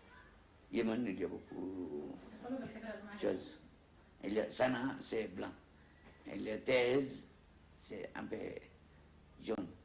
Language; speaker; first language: French; non-native, learner; Arabic